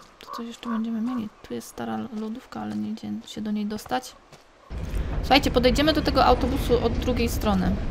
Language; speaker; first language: Polish; native; Polish